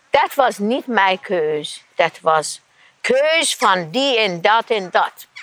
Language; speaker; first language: Dutch; non-native, learner; Persian